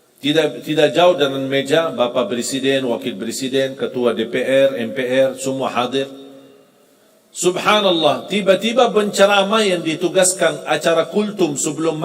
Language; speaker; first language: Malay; non-native, fluent; Arabic